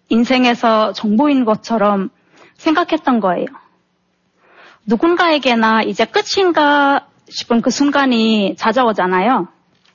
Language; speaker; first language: Korean; non-native, fluent; Turkmen